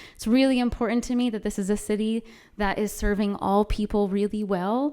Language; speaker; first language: English; native; English